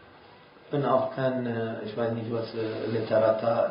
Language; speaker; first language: German; non-native, fluent; Arabic